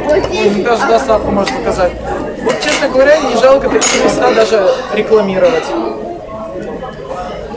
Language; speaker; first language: Russian; native; Russian